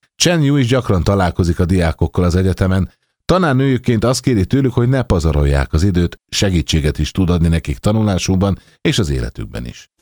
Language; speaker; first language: Hungarian; native; Hungarian